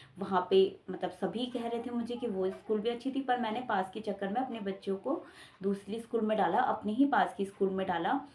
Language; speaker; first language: Hindi; native; Hindi